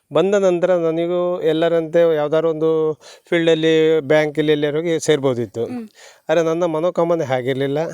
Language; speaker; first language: Kannada; native; Kannada